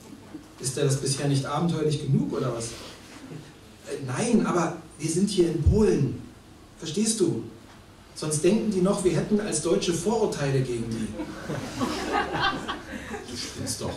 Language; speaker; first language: German; native; German